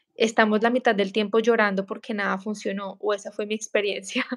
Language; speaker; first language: Spanish; native; Spanish